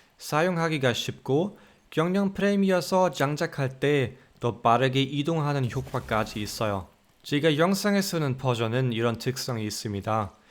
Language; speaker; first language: Korean; non-native, fluent; German